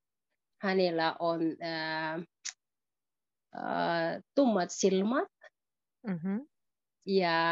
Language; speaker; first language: Finnish; non-native, learner; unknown